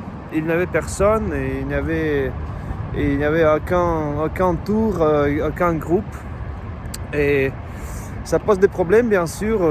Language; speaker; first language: French; non-native, fluent; Russian